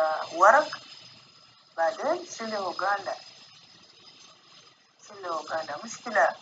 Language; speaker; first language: Arabic; non-native, learner; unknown